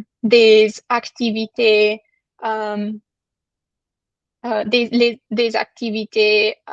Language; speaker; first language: French; non-native, learner; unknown